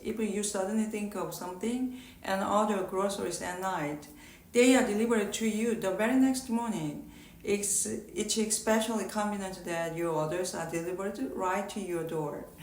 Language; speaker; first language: English; non-native, learner; Korean